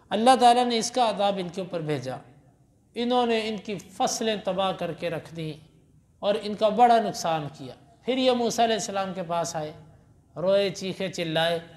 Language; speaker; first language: Urdu; non-native, local second language; Punjabi